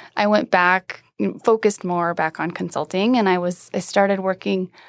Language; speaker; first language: English; native; English